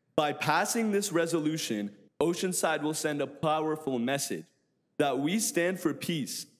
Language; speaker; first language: English; native; English